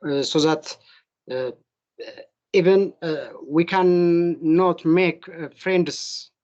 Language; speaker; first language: English; non-native, local second language; Amharic